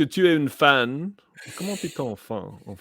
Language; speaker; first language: French; non-native, learner; English